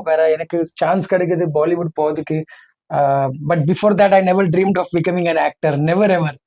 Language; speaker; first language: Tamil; early bilingual, heritage; Tamil